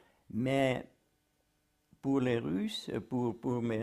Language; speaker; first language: French; non-native, fluent; Dutch